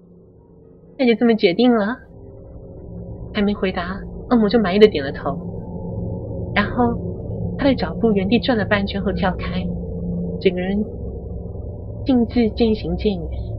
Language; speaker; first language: Chinese; native; Chinese